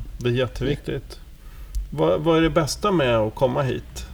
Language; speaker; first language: Swedish; native; Swedish